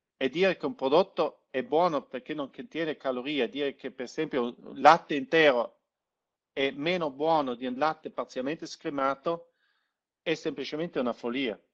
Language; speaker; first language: Italian; non-native, local second language; German